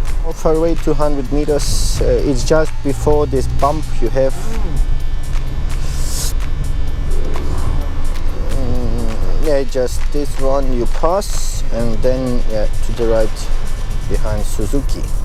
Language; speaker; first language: English; non-native, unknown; Ukrainian